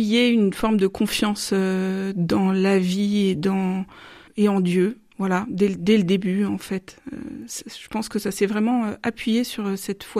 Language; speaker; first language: French; native; French